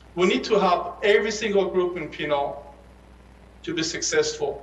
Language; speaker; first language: English; early bilingual, other home language; Persian